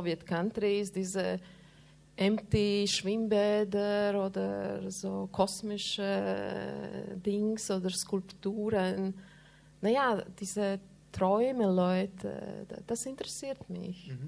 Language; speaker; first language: German; non-native, learner; Latvian